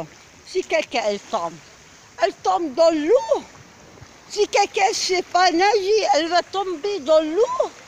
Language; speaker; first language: French; non-native, learner; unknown